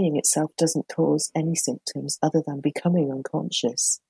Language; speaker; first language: English; native; English